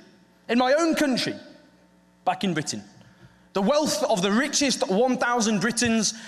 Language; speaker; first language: English; native; English